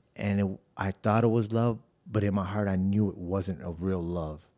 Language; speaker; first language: English; native; English